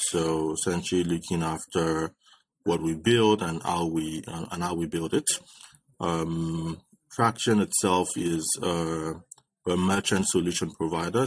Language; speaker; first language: English; non-native, local second language; Yoruba